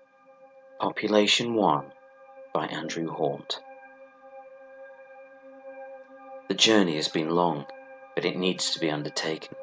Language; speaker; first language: English; native; English